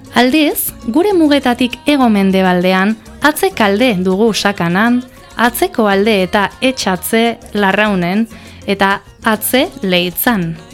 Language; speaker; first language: Basque; native; Basque